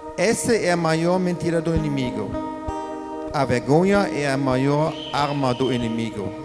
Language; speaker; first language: Portuguese; non-native, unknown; German